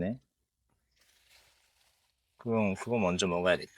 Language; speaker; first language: Korean; non-native, learner; Japanese